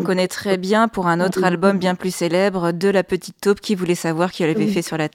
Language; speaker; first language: French; native; French